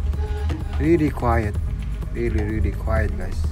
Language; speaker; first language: English; non-native, learner; Indonesian